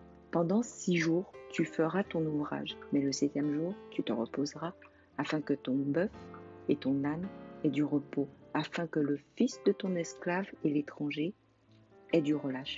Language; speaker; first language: French; native; French